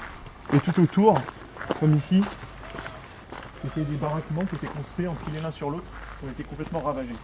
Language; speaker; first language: French; native; French